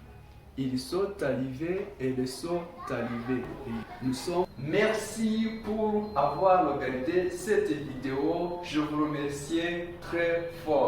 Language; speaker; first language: French; non-native, local second language; Kinyarwanda